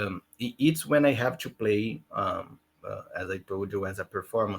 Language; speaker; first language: English; non-native, learner; Portuguese